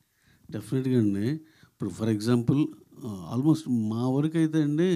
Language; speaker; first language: Telugu; native; Telugu